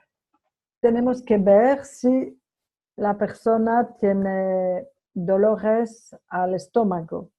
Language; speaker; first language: Spanish; non-native, fluent; French